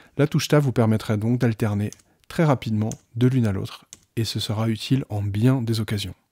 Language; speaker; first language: French; native; French